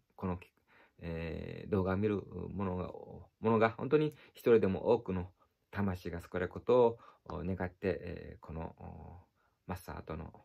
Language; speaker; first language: Japanese; native; Japanese